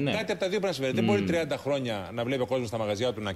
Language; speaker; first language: Greek; native; Greek